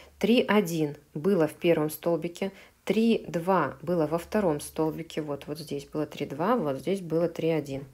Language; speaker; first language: Russian; native; Russian